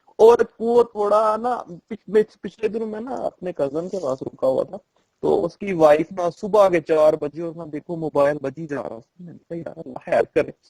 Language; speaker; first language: Urdu; non-native, local second language; Punjabi